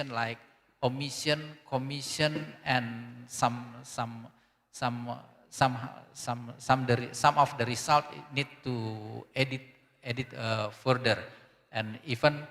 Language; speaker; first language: English; non-native, learner; Indonesian